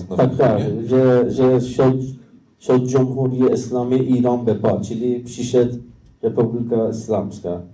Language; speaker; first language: Polish; non-native, learner; Persian